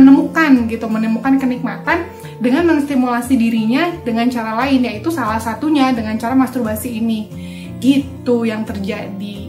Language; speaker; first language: Indonesian; native; Indonesian